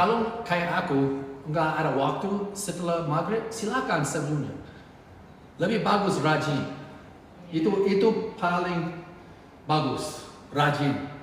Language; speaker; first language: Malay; non-native, learner; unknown